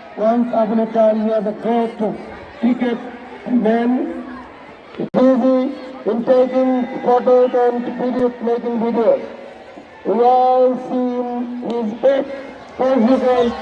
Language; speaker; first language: English; non-native, local second language; Bangla